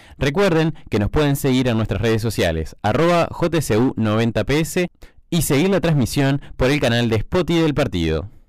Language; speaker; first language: Spanish; native; Spanish